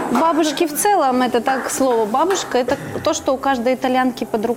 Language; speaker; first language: Russian; native; Russian